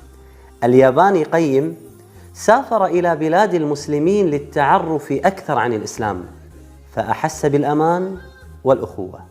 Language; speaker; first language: Arabic; native; Arabic